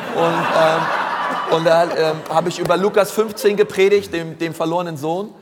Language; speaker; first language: German; native; German